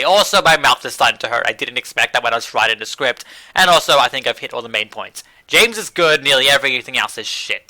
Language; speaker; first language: English; native; English